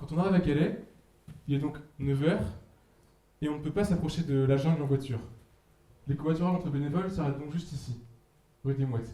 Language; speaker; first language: French; native; French